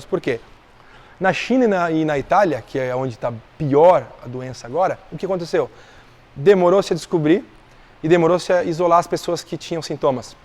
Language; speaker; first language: Portuguese; native; Portuguese